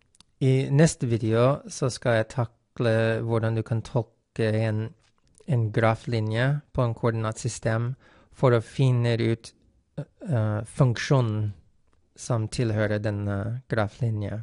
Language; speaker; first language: Norwegian; non-native, fluent; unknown